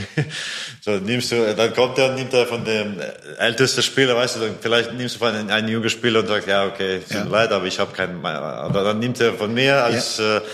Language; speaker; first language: German; non-native, fluent; Latvian